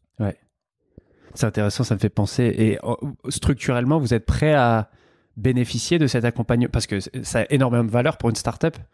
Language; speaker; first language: French; native; French